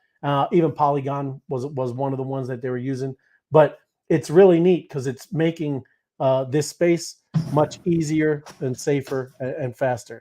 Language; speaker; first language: English; native; English